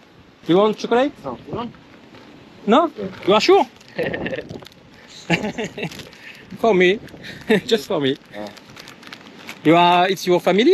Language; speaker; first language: English; non-native, learner; French